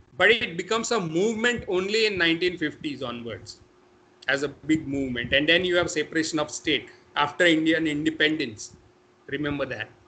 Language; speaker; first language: English; non-native, local second language; Marathi